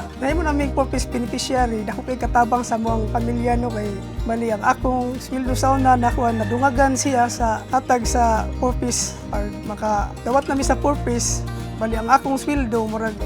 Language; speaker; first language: Cebuano; native; Cebuano